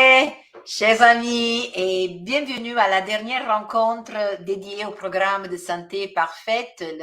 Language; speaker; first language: French; non-native, fluent; Italian